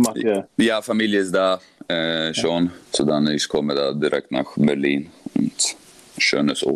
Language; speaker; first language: German; non-native, learner; Swedish